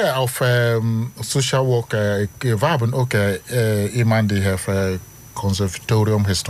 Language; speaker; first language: Dutch; non-native, learner; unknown